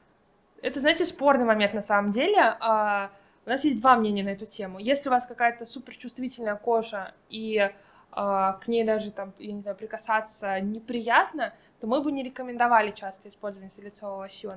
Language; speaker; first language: Russian; native; Russian